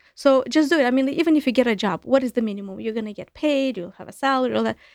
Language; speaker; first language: English; non-native, fluent; Romanian